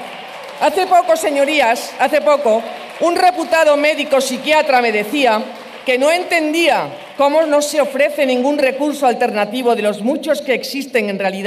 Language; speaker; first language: Spanish; native; Spanish